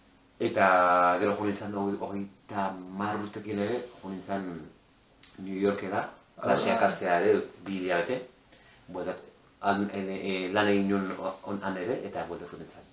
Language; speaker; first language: Basque; non-native, local second language; Spanish